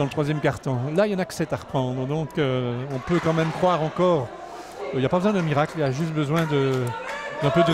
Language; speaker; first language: French; native; French